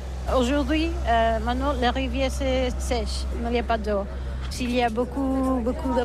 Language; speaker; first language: French; non-native, learner; Catalan